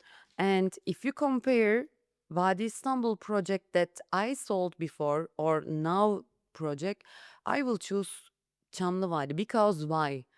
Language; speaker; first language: English; non-native, learner; Turkish